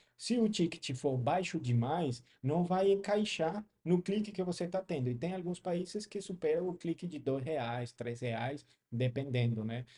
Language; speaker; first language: Portuguese; non-native, fluent; Spanish